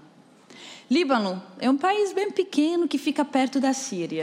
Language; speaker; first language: Portuguese; non-native, fluent; Arabic